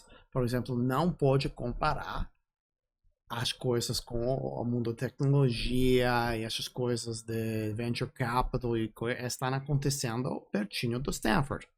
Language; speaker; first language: Portuguese; non-native, fluent; English